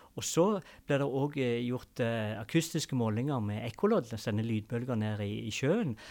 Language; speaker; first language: Norwegian; native; Norwegian